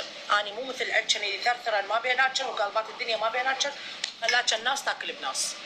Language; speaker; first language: Arabic; native; Arabic